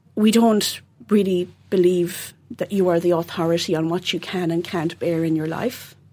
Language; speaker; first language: English; native; English